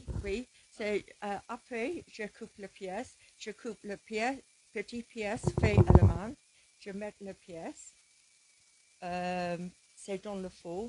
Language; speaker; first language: French; non-native, learner; English